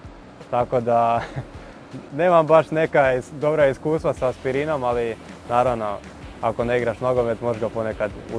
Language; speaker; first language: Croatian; early bilingual, heritage; Croatian